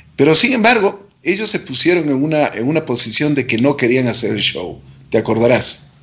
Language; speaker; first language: Spanish; native; Spanish